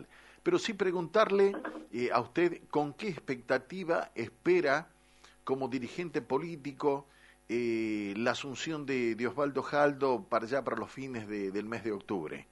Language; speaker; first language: Spanish; native; Spanish